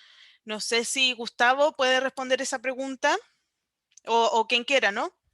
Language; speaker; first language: Spanish; native; Spanish